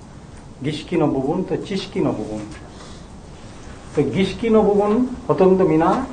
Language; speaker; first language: Japanese; non-native, learner; Bangla